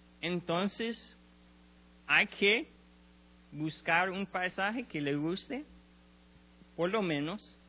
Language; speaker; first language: Spanish; non-native, learner; English